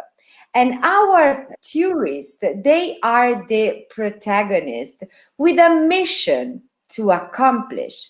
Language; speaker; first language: English; non-native, fluent; Italian